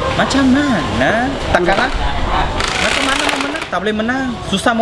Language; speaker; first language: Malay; non-native, local second language; Cantonese